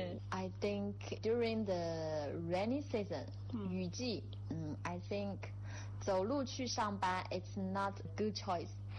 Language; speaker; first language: English; non-native, fluent; Chinese